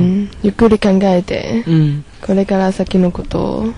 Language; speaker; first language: Japanese; non-native, learner; Chinese